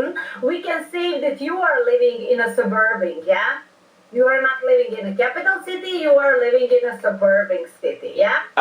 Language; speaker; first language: English; non-native, fluent; Serbian